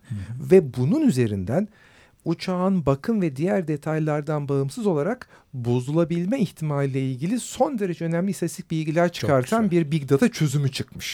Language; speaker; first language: Turkish; native; Turkish